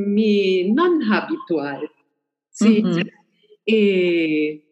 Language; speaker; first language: Spanish; non-native, learner; German